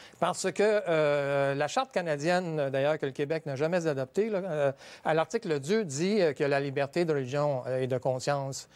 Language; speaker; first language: French; native; French